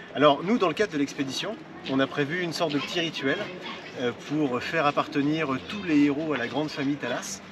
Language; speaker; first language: French; native; French